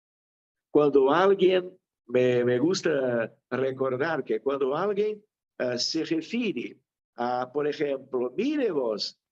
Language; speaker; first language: Spanish; non-native, fluent; Portuguese